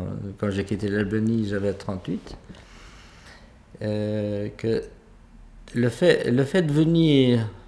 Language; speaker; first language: French; non-native, fluent; Albanian